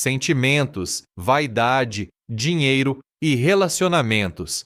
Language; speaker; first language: Portuguese; native; Portuguese